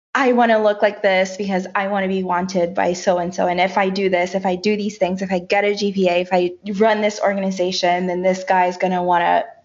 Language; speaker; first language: English; early bilingual, other home language; Haitian Creole